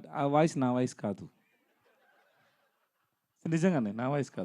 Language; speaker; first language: Telugu; non-native, learner; Tamil